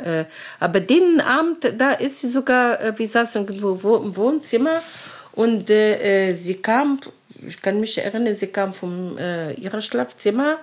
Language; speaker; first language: German; non-native, learner; Arabic